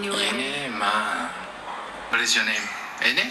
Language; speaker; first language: Amharic; non-native, learner; English